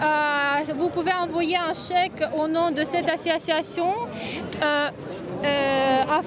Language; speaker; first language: French; non-native, fluent; Russian